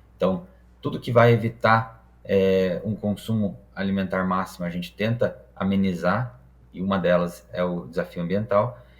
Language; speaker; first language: Portuguese; non-native, fluent; Hebrew